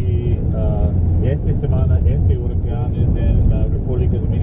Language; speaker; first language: Spanish; non-native, learner; English